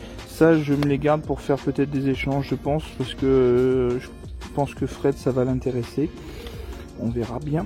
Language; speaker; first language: French; native; French